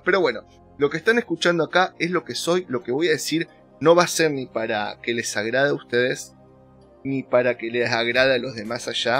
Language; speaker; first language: Spanish; native; Spanish